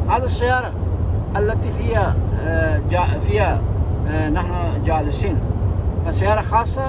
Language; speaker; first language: Arabic; non-native, learner; Urdu